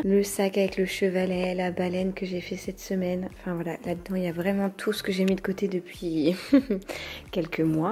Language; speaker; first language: French; native; French